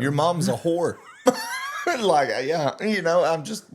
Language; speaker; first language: English; native; English